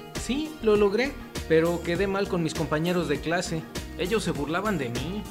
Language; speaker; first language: Spanish; native; Spanish